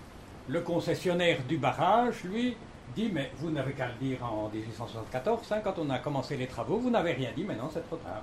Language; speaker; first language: French; native; French